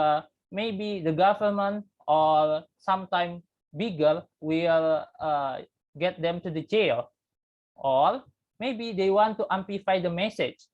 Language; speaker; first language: English; non-native, learner; Indonesian